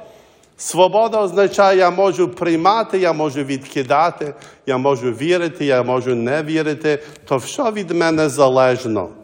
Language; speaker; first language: Ukrainian; early bilingual, heritage; Ukrainian